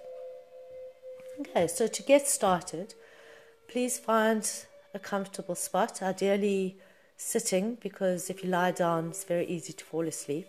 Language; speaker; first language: English; native; English